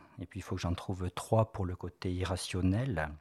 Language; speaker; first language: French; native; French